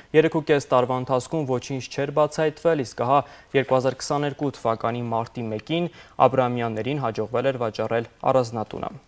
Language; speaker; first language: Armenian; native; Armenian